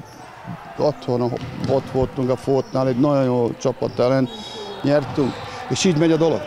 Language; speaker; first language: Hungarian; non-native, fluent; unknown